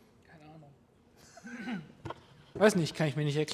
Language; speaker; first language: German; native; German